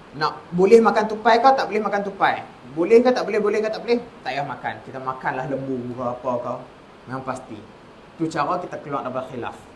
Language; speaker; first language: Malay; native; Malay